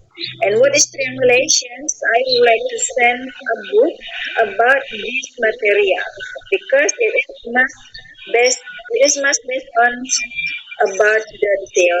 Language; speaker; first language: English; non-native, fluent; Indonesian